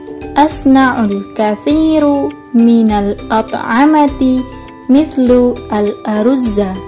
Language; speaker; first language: Arabic; non-native, learner; Indonesian